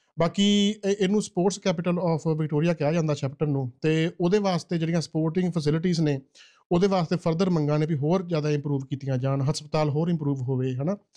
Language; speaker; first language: Punjabi; native; Punjabi